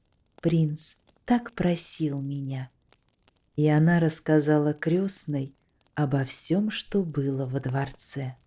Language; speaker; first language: Russian; native; Russian